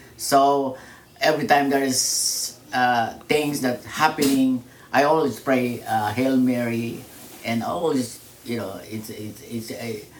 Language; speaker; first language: English; non-native, local second language; Filipino